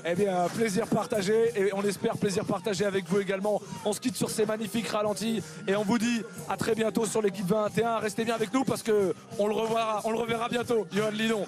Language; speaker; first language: French; native; French